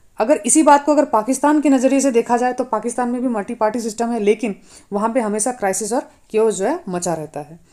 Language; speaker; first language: Hindi; non-native, local second language; Nepali